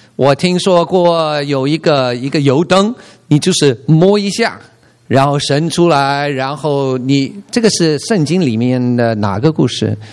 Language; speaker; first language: Chinese; non-native, fluent; English